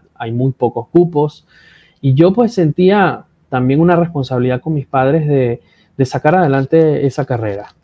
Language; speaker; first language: Spanish; native; Spanish